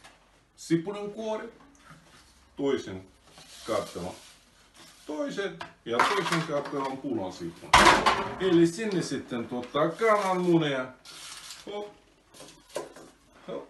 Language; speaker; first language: Finnish; non-native, fluent; Russian